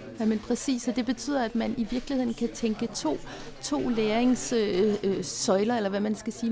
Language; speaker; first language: Danish; native; Danish